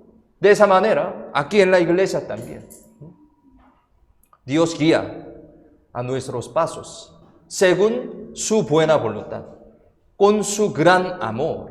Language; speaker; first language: Spanish; non-native, fluent; Korean